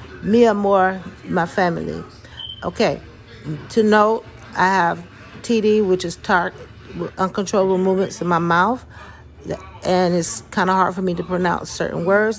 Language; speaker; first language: English; native; English